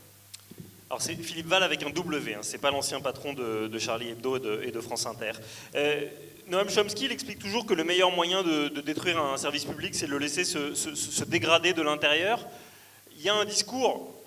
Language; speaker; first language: French; native; French